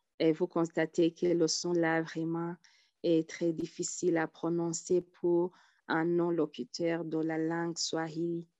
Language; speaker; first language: French; non-native, local second language; Rundi